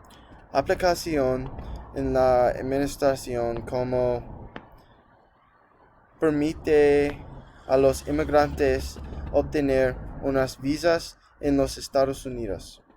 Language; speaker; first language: Spanish; non-native, learner; English